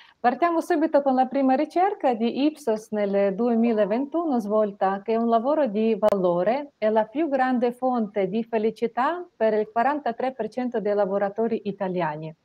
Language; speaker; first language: Italian; non-native, fluent; Ukrainian